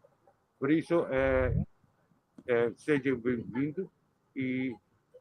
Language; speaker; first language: Portuguese; non-native, learner; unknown